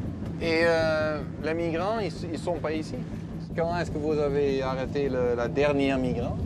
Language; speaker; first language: French; non-native, learner; Dutch